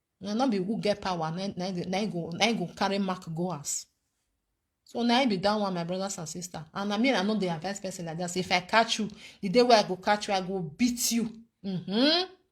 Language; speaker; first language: Nigerian Pidgin; non-native, local second language; Bini